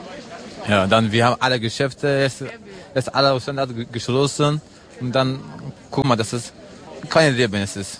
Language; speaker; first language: German; non-native, learner; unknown